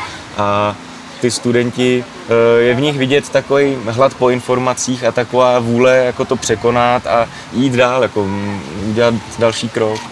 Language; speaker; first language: Czech; native; Czech